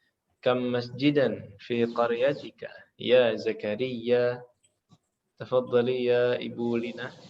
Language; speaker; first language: Arabic; non-native, fluent; Indonesian